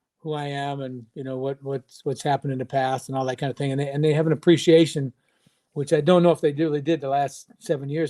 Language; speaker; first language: English; native; English